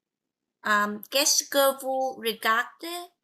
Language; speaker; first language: French; non-native, learner; Vietnamese